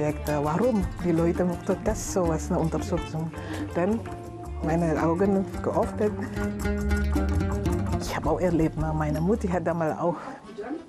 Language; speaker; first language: German; non-native, learner; Indonesian